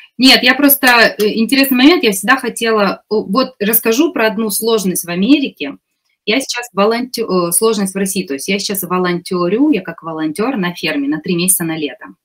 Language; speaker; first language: Russian; native; Russian